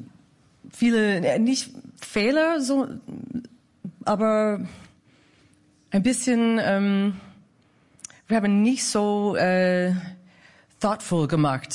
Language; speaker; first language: German; non-native, fluent; English